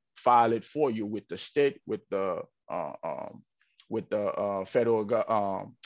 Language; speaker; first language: English; early bilingual, heritage; English